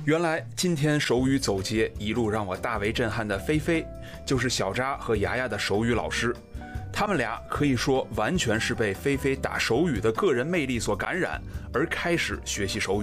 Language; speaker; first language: Chinese; native; Chinese